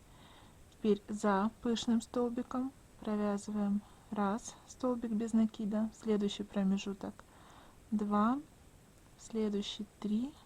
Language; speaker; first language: Russian; native; Russian